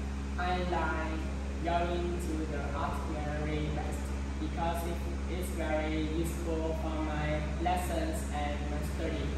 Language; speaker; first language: English; non-native, learner; Vietnamese